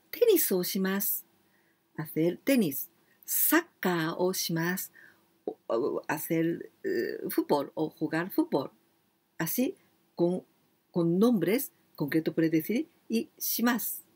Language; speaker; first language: Spanish; non-native, learner; Japanese